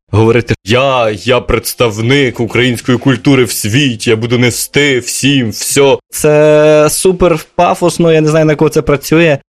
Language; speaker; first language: Ukrainian; native; Ukrainian